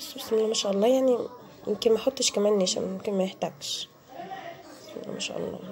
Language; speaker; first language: Arabic; native; Arabic